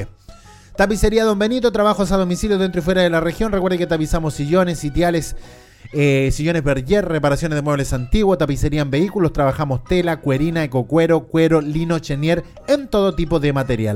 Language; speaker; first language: Spanish; native; Spanish